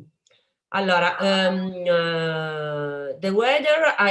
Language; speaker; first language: English; non-native, learner; Italian